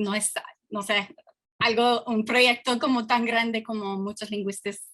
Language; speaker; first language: Spanish; non-native, fluent; English